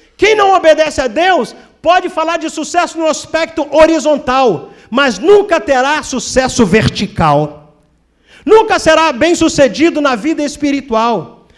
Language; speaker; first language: Portuguese; native; Portuguese